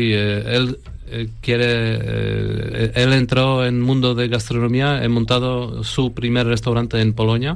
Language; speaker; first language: Spanish; non-native, fluent; Polish